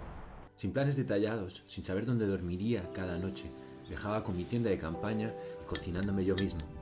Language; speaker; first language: Spanish; native; Spanish